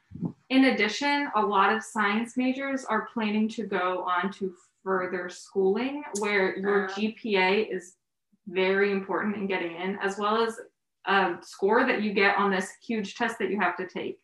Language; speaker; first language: English; native; English